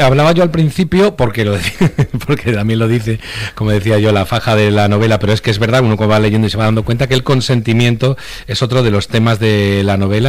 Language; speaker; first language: Spanish; native; Spanish